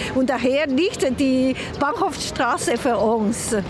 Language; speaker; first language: German; non-native, fluent; Chinese